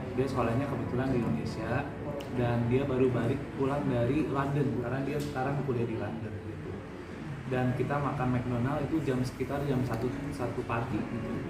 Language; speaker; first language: Indonesian; native; Indonesian